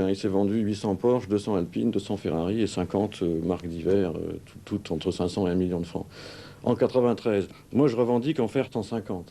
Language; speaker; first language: French; native; French